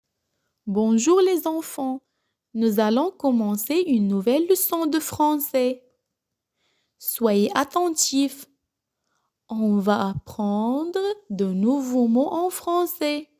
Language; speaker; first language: French; non-native, local second language; Arabic